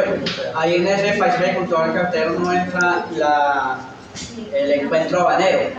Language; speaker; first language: Spanish; native; Spanish